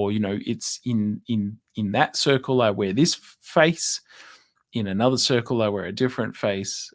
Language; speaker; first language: English; native; English